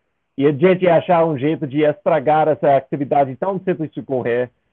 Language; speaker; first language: Portuguese; non-native, fluent; English